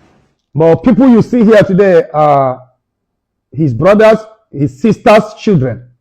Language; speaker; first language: English; non-native, local second language; Igbo